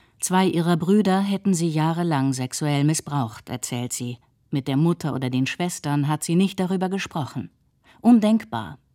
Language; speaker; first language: German; native; German